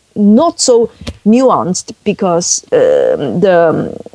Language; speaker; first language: English; non-native, fluent; Chinese